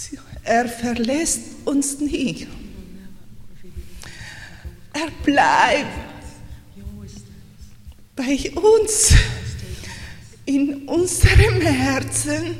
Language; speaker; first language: German; non-native, learner; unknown